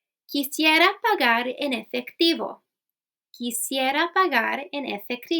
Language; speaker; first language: Spanish; non-native, fluent; English